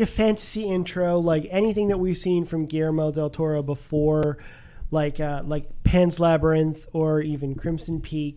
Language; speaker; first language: English; native; English